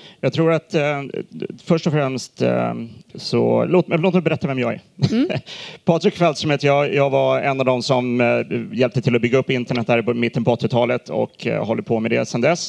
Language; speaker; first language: Swedish; native; Swedish